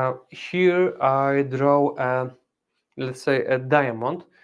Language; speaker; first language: English; non-native, fluent; Polish